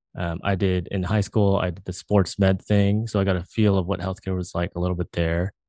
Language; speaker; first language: English; early bilingual, other home language; Filipino